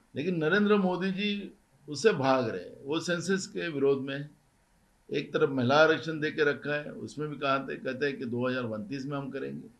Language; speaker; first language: Hindi; non-native, local second language; Marathi